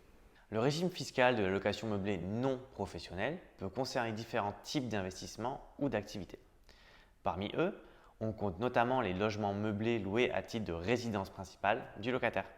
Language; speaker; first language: French; native; French